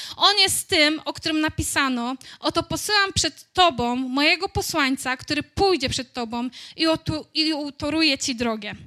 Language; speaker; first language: Polish; native; Polish